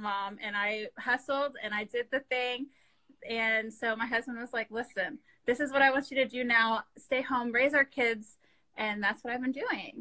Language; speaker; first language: English; native; English